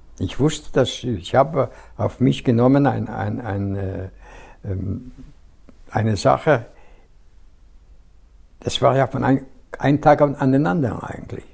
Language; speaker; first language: German; non-native, fluent; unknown